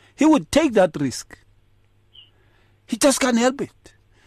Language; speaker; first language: English; non-native, local second language; Northern Sotho